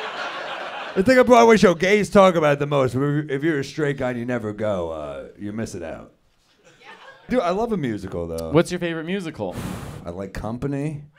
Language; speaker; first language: English; native; English